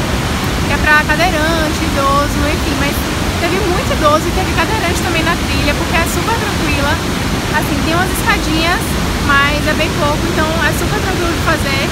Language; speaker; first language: Portuguese; native; Portuguese